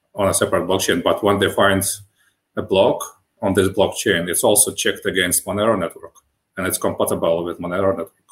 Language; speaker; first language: English; non-native, fluent; Russian